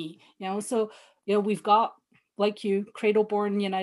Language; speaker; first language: English; native; English